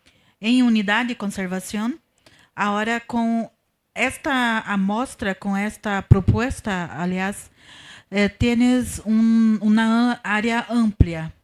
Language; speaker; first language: Spanish; non-native, learner; Portuguese